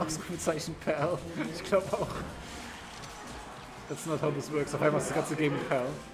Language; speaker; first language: German; native; German